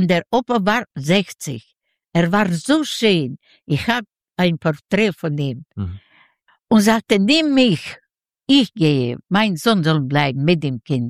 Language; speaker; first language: German; non-native, learner; Yiddish